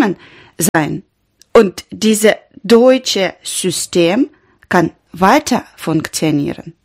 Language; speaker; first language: German; non-native, learner; Ukrainian